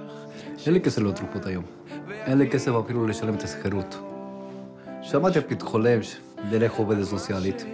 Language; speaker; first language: Hebrew; non-native, fluent; Spanish